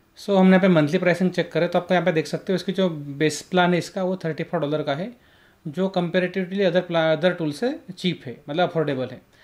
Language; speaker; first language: Hindi; native; Hindi